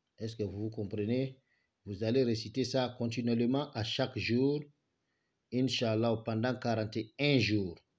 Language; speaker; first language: French; non-native, local second language; Bambara